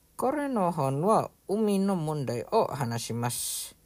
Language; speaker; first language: Japanese; non-native, learner; Indonesian